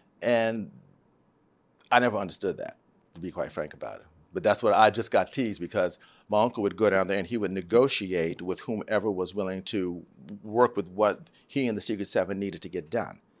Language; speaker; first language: English; native; English